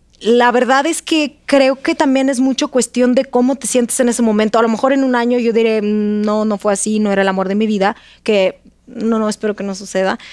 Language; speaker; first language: Spanish; non-native, fluent; Russian